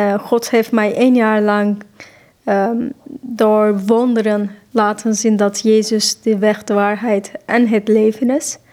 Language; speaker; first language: Dutch; non-native, fluent; Turkish